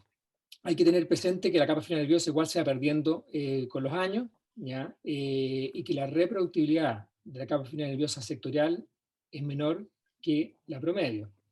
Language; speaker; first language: Spanish; native; Spanish